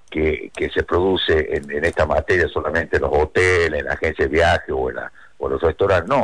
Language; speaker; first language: Spanish; native; Spanish